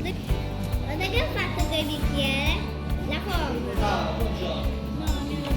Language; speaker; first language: Italian; early bilingual, other home language; Sinhala